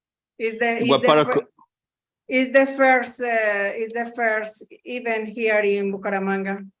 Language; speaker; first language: English; non-native, learner; Spanish